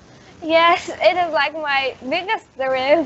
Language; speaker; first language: English; non-native, learner; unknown